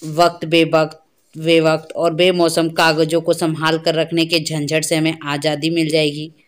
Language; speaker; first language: Hindi; native; Hindi